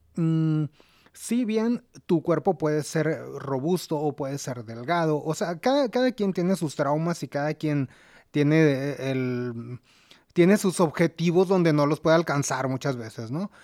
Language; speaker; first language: Spanish; native; Spanish